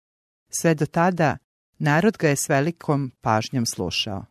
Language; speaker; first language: Serbian; native; Serbian